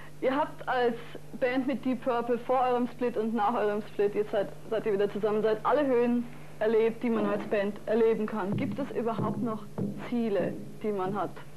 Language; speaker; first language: German; native; German